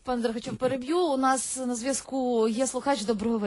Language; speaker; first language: Ukrainian; native; Ukrainian